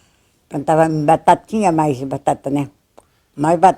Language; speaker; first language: Portuguese; native; Portuguese